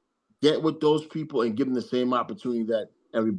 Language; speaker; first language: English; native; English